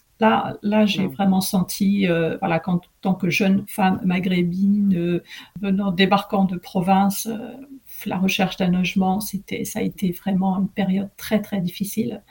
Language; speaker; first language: French; early bilingual, other home language; Arabic